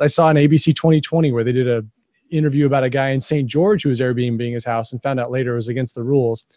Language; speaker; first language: English; native; English